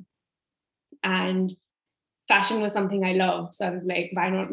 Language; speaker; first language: English; non-native, local second language; Hindi